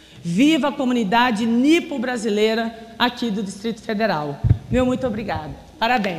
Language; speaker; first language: Portuguese; native; Portuguese